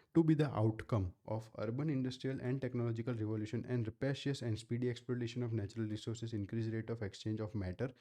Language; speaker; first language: English; non-native, local second language; Gujarati